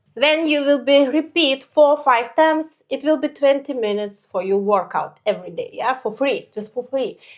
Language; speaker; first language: English; non-native, learner; Lithuanian